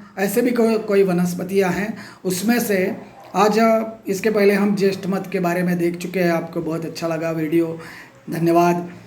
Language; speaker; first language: Hindi; non-native, local second language; Marathi